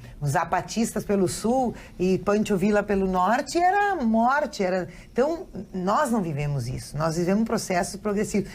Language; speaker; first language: Portuguese; native; Portuguese